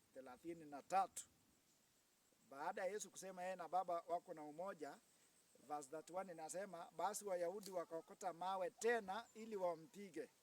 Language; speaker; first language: Swahili; non-native, local second language; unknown